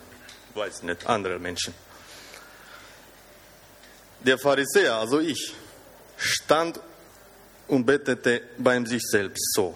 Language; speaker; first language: German; non-native, fluent; Romanian